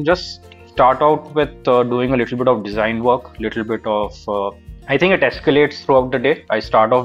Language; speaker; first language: English; non-native, local second language; Urdu